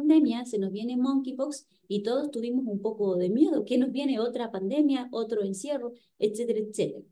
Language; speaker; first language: Spanish; native; Spanish